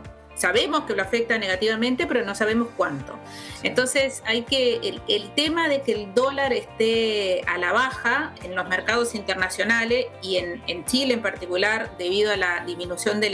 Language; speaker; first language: Spanish; native; Spanish